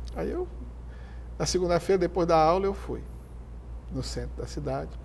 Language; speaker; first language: Portuguese; native; Portuguese